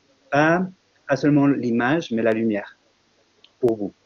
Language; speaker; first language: French; non-native, fluent; Spanish